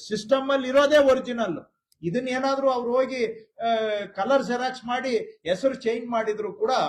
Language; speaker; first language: Kannada; native; Kannada